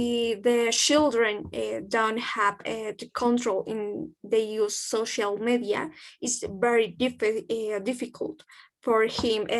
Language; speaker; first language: English; non-native, learner; Spanish